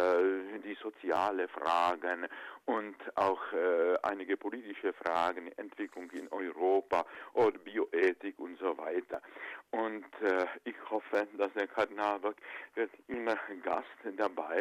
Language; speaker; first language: German; non-native, fluent; Czech